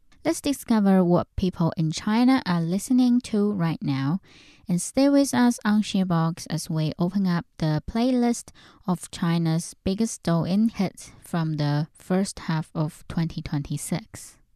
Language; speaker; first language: English; non-native, fluent; Chinese